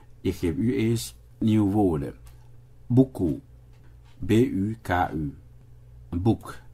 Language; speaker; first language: Dutch; non-native, fluent; Indonesian